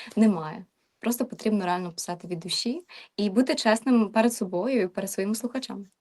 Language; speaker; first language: Ukrainian; native; Ukrainian